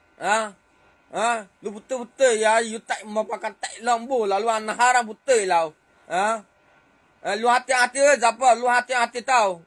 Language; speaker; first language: Malay; non-native, fluent; Rohingya